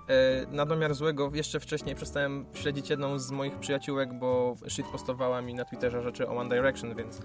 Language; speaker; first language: Polish; native; Polish